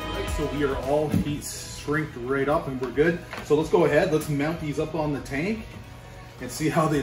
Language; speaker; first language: English; native; English